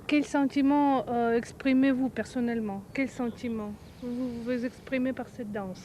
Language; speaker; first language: French; non-native, fluent; Russian